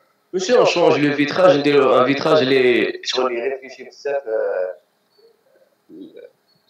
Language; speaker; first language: French; non-native, local second language; Arabic